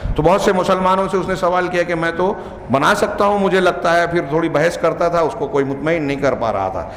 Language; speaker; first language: Urdu; native; Urdu